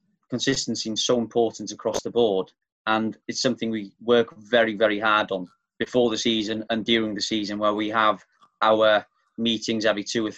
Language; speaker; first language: English; native; English